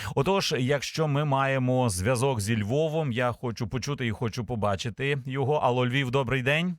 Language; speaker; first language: Ukrainian; native; Ukrainian